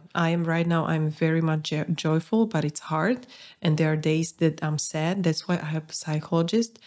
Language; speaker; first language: English; non-native, fluent; Slovak